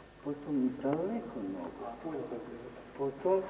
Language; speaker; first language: Russian; non-native, learner; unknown